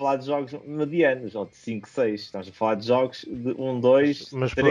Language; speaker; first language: Portuguese; native; Portuguese